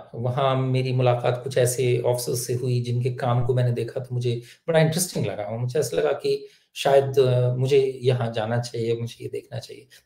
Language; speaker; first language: Hindi; native; Hindi